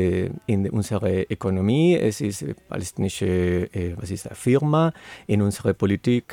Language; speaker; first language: German; non-native, learner; Spanish